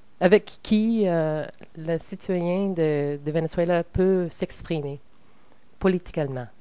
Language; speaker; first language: French; non-native, learner; English